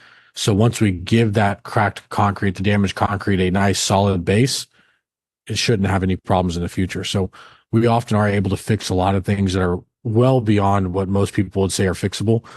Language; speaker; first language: English; native; English